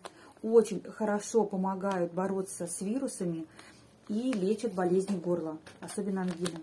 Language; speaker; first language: Russian; native; Russian